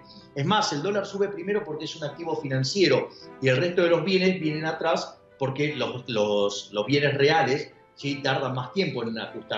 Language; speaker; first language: Spanish; native; Spanish